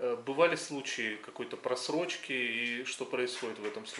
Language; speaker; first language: Russian; native; Russian